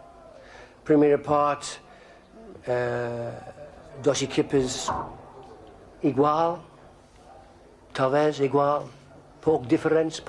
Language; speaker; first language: Portuguese; non-native, learner; English